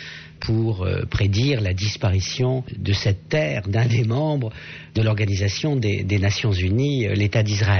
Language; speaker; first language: French; native; French